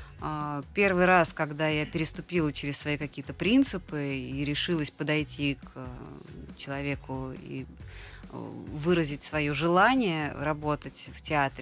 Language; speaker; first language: Russian; native; Russian